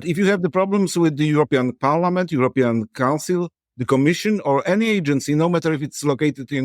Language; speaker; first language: English; non-native, fluent; Polish